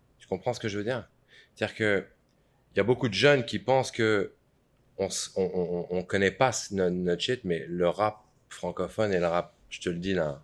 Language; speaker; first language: French; native; French